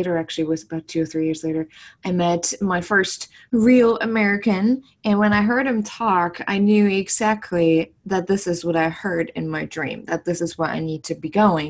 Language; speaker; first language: English; non-native, fluent; German